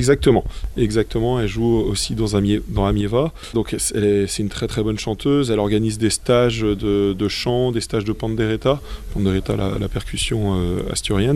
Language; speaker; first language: French; native; French